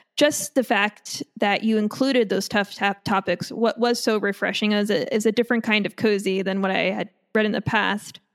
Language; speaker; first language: English; native; English